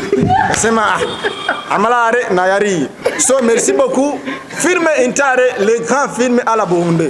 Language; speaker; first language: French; non-native, learner; Rundi